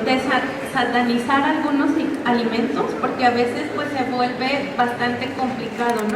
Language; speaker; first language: Spanish; native; Spanish